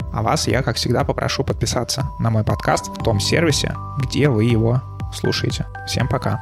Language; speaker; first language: Russian; native; Russian